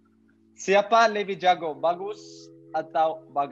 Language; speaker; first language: Indonesian; non-native, learner; Dutch